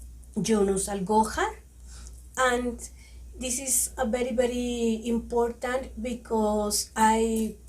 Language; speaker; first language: English; non-native, learner; Spanish